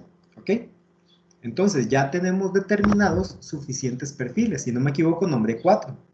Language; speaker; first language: Spanish; native; Spanish